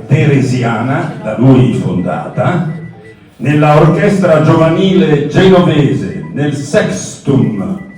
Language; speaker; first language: Italian; native; Italian